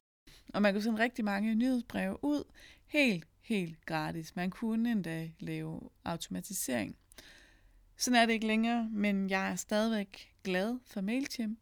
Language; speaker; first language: Danish; native; Danish